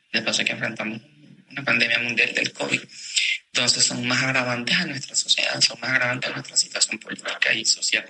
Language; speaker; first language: Spanish; native; Spanish